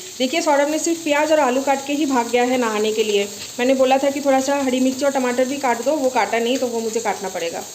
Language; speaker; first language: Hindi; non-native, local second language; Bangla